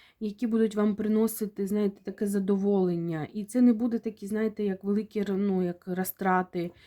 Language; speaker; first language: Ukrainian; non-native, local second language; Russian